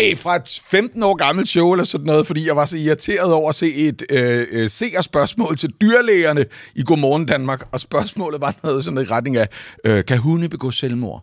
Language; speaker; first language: Danish; native; Danish